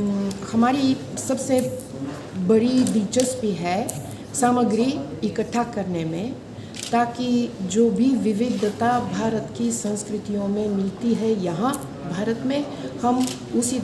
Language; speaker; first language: Hindi; non-native, fluent; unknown